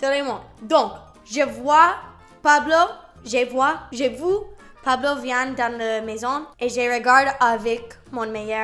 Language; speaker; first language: French; non-native, learner; English